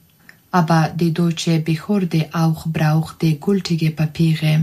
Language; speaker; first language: German; non-native, learner; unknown